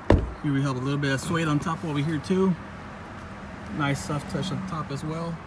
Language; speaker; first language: English; native; English